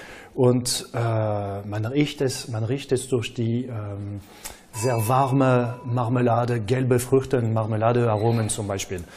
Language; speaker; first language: German; non-native, fluent; French